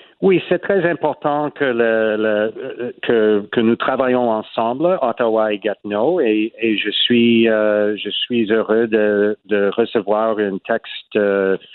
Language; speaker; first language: French; non-native, learner; English